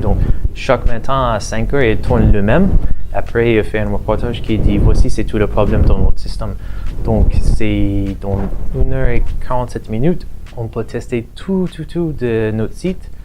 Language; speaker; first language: French; non-native, learner; English